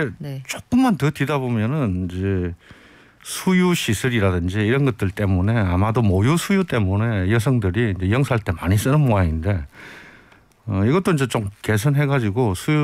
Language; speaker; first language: Korean; native; Korean